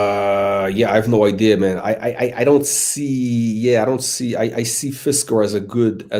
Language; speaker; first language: English; native; English